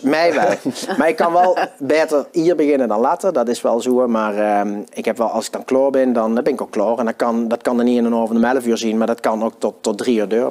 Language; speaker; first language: Dutch; native; Dutch